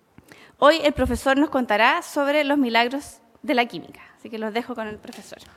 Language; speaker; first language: Spanish; native; Spanish